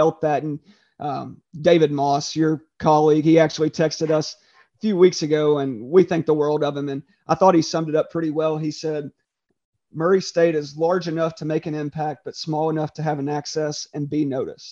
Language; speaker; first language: English; native; English